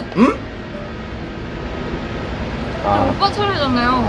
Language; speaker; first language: Korean; native; Korean